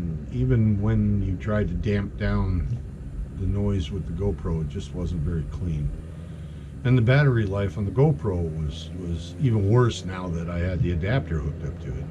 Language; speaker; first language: English; native; English